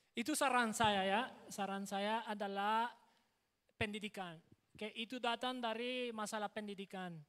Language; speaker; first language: Indonesian; non-native, fluent; Spanish